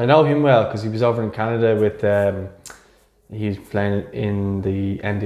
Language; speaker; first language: English; native; English